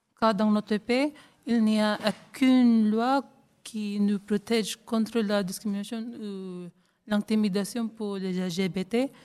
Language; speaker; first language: French; non-native, learner; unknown